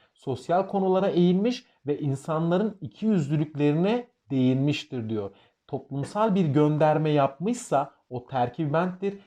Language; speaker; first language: Turkish; native; Turkish